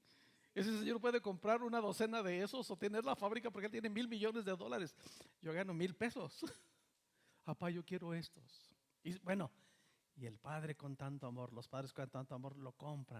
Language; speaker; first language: Spanish; native; Spanish